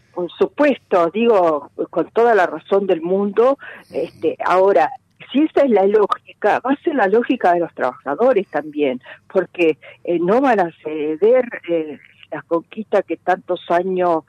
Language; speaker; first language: Spanish; native; Spanish